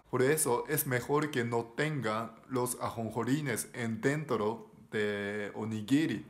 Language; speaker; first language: Spanish; non-native, learner; Japanese